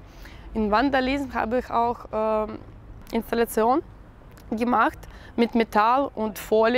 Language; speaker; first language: German; non-native, learner; Russian